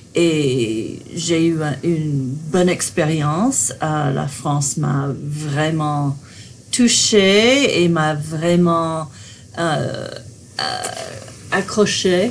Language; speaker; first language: French; non-native, fluent; English